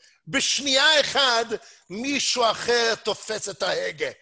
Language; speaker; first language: Hebrew; non-native, fluent; English